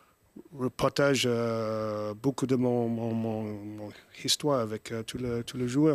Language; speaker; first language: French; non-native, fluent; English